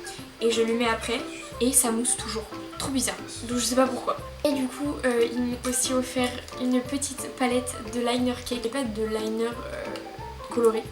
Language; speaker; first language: French; native; French